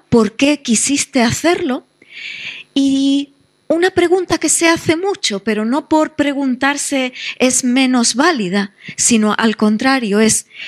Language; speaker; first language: Spanish; native; Spanish